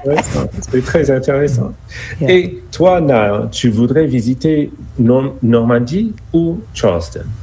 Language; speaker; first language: French; non-native, fluent; English